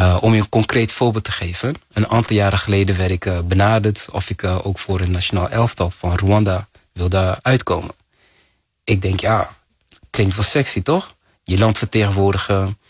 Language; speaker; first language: Dutch; early bilingual, other home language; Kinyarwanda